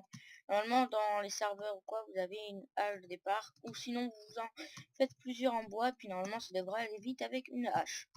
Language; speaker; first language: French; native; French